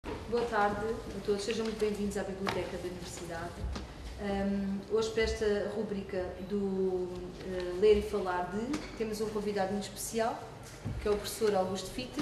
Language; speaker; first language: Portuguese; native; Portuguese